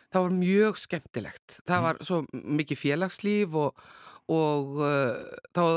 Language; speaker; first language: Icelandic; native; Icelandic